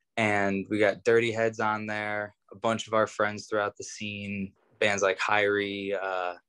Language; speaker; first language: English; native; English